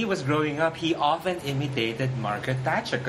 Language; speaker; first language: English; non-native, local second language; Filipino